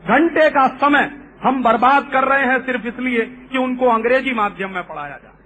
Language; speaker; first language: Hindi; native; Hindi